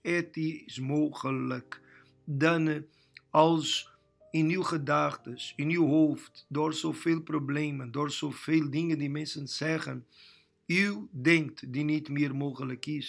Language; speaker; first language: Dutch; non-native, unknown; Portuguese